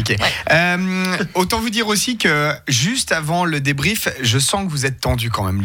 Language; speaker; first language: French; native; French